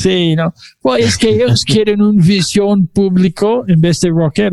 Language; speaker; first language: Spanish; non-native, fluent; English